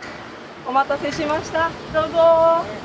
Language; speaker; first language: Japanese; native; Japanese